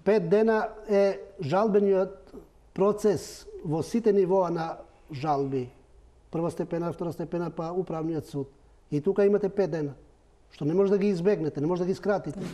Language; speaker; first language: Macedonian; non-native, local second language; Albanian